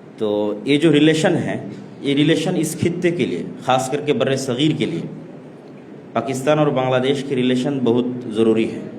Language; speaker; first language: Urdu; non-native, fluent; Bangla